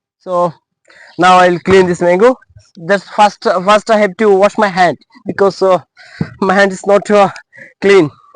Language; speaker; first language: English; non-native, local second language; Bangla